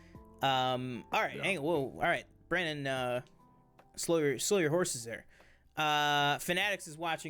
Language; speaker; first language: English; native; English